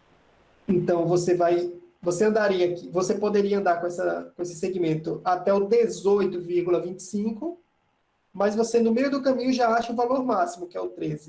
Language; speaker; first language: Portuguese; native; Portuguese